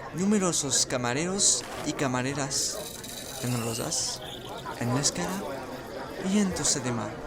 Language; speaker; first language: Spanish; non-native, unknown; French